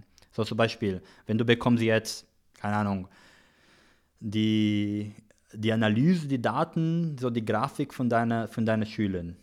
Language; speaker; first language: German; non-native, learner; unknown